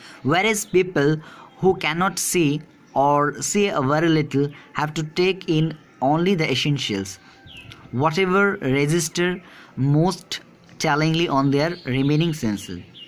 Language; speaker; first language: English; non-native, local second language; Bangla